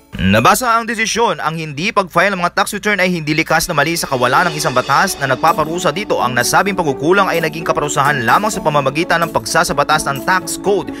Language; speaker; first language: Filipino; native; Filipino